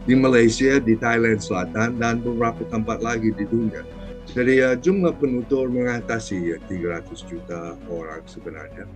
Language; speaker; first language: Indonesian; non-native, fluent; English